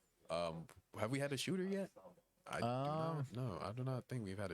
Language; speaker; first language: English; native; English